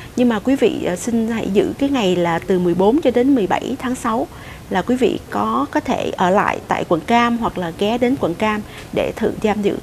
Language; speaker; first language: Vietnamese; native; Vietnamese